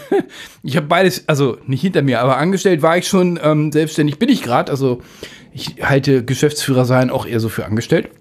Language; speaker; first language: German; native; German